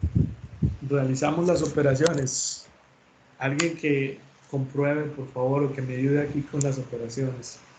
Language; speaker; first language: Spanish; native; Spanish